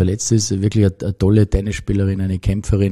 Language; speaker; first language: German; native; German